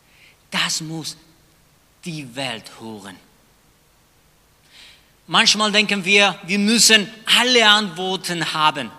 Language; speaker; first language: German; non-native, fluent; Spanish